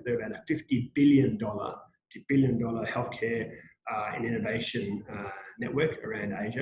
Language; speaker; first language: English; native; English